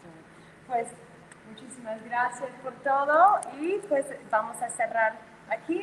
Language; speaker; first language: Spanish; non-native, fluent; English